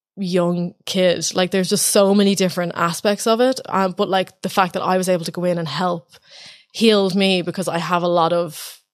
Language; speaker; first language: English; native; English